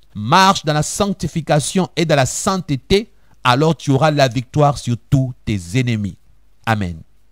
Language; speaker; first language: French; non-native, local second language; Lingala